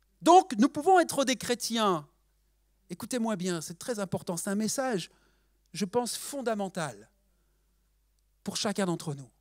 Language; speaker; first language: French; native; French